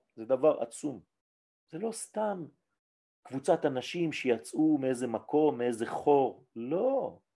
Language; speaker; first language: Hebrew; non-native, fluent; French